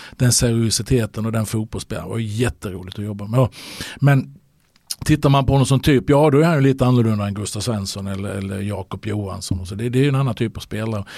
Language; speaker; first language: Swedish; native; Swedish